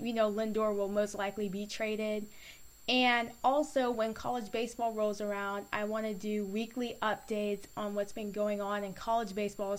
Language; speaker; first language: English; native; English